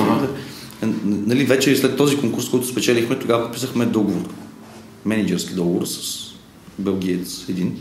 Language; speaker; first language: Bulgarian; native; Bulgarian